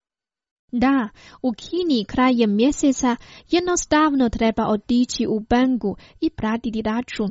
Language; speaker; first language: Croatian; non-native, fluent; Chinese